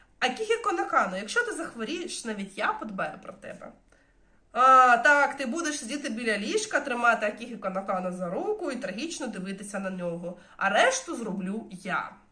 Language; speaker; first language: Ukrainian; non-native, local second language; Russian